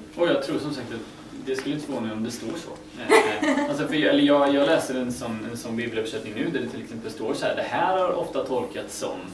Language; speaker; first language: Swedish; native; Swedish